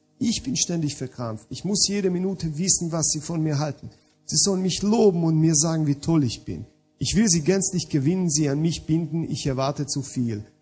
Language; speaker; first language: German; non-native, fluent; Hungarian